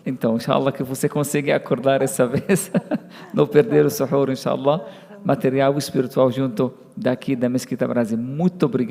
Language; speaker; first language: Portuguese; non-native, fluent; Arabic